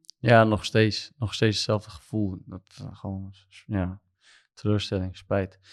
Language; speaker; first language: Dutch; non-native, fluent; Kurdish